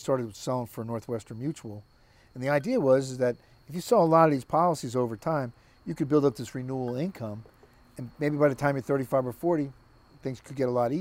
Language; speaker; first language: English; native; English